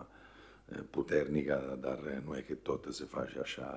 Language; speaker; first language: Romanian; non-native, fluent; Italian